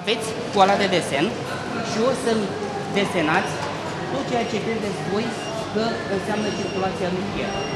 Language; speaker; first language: Romanian; native; Romanian